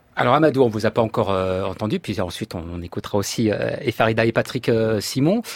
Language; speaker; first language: French; native; French